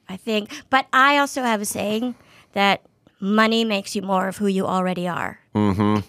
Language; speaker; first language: English; native; English